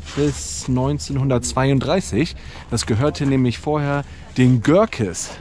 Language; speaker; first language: German; native; German